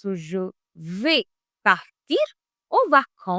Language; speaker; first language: French; non-native, fluent; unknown